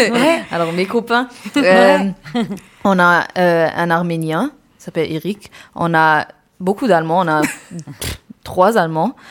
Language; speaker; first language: French; non-native, fluent; Arabic